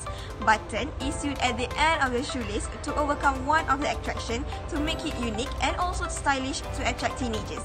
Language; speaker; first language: English; non-native, local second language; Malay